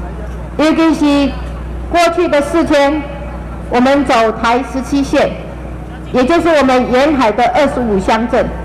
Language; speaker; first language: Chinese; native; Chinese